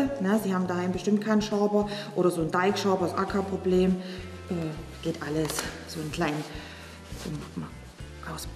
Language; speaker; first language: German; native; German